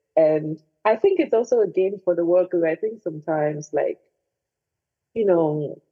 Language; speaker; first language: English; non-native, local second language; Igbo